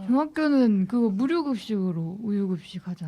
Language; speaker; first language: Korean; native; Korean